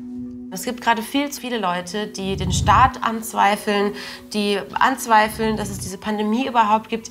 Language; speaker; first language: German; native; German